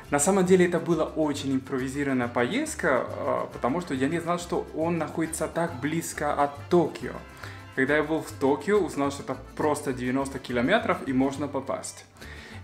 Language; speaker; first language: Russian; non-native, fluent; Spanish